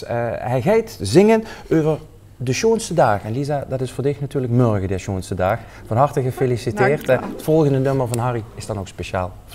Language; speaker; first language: Dutch; native; Dutch